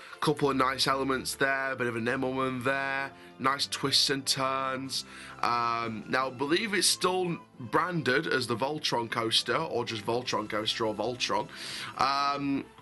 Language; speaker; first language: English; native; English